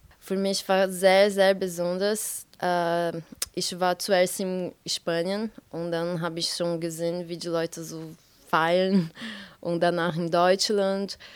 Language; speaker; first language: German; non-native, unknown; Portuguese